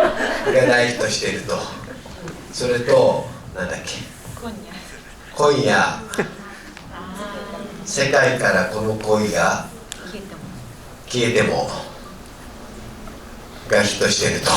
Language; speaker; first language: Japanese; native; Japanese